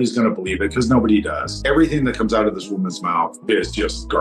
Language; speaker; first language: English; native; English